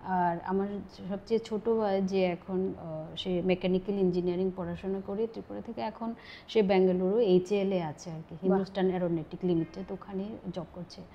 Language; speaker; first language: Bangla; non-native, local second language; Chakma